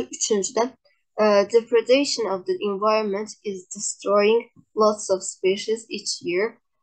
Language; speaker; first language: English; non-native, fluent; Azerbaijani